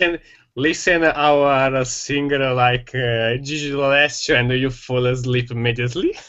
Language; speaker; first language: English; non-native, learner; Italian